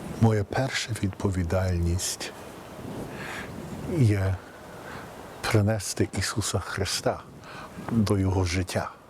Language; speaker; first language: Ukrainian; early bilingual, heritage; Ukrainian